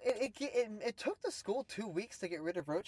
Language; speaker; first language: English; native; English